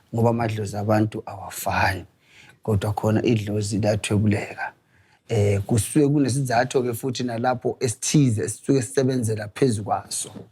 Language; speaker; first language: Zulu; native; Zulu